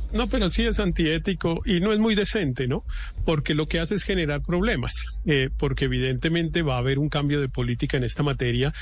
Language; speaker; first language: Spanish; native; Spanish